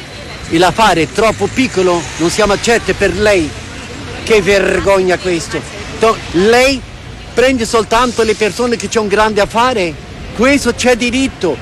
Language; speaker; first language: Italian; non-native, fluent; Portuguese